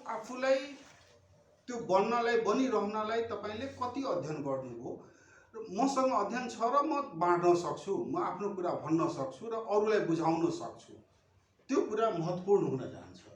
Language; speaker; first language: Nepali; non-native, local second language; Maithili